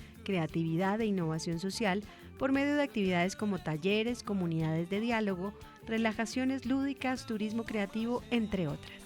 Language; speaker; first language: Spanish; native; Spanish